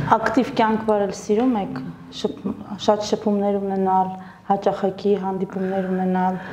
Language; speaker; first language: Armenian; native; Armenian